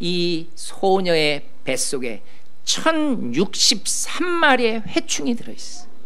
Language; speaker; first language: Korean; native; Korean